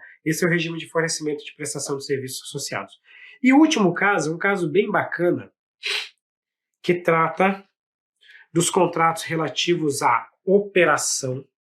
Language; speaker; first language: Portuguese; native; Portuguese